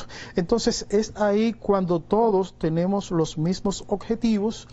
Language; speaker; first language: Spanish; native; Spanish